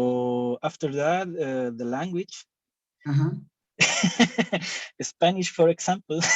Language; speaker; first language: English; non-native, learner; Spanish